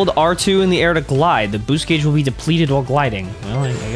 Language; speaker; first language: English; native; English